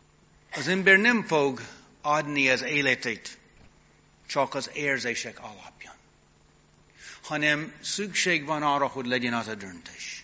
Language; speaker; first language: Hungarian; non-native, fluent; English